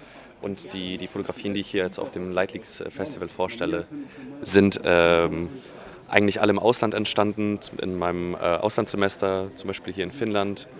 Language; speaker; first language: German; native; German